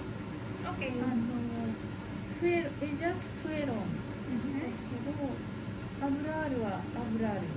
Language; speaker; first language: Spanish; non-native, learner; Japanese